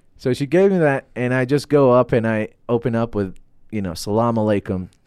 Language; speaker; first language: English; non-native, fluent; Arabic